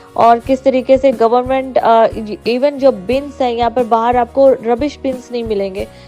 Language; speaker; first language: Hindi; native; Hindi